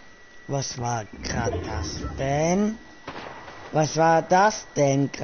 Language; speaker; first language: German; non-native, learner; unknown